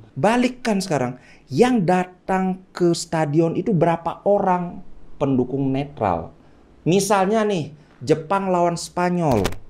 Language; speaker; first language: Indonesian; native; Indonesian